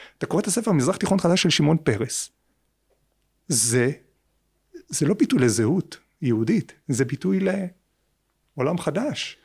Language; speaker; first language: Hebrew; native; Hebrew